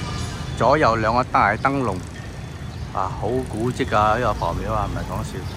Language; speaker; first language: Chinese; early bilingual, heritage; Cantonese